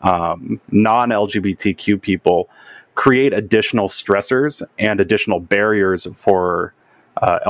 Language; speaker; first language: English; native; English